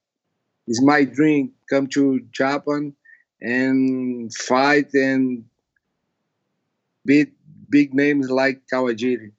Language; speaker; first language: English; non-native, learner; Portuguese